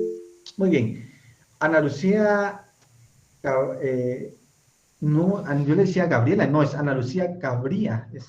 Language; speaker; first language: Spanish; native; Spanish